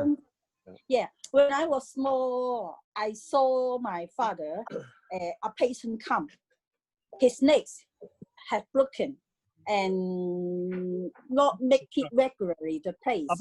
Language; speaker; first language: English; non-native, learner; Cantonese